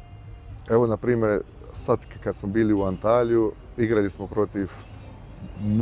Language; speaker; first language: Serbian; early bilingual, heritage; Bosnian